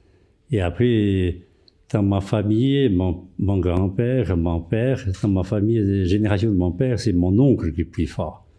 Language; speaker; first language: French; non-native, fluent; Chinese